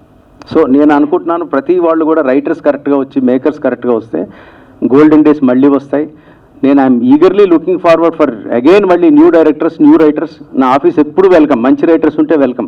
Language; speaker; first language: Telugu; native; Telugu